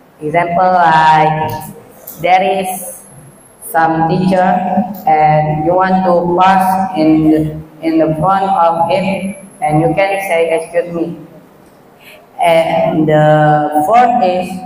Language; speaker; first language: English; non-native, learner; Indonesian